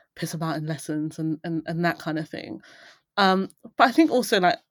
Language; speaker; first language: English; native; English